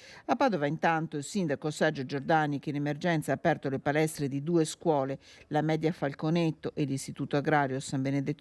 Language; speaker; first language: Italian; native; Italian